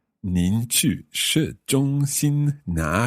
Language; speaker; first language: Chinese; non-native, learner; English